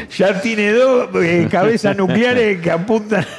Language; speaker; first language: Spanish; native; Spanish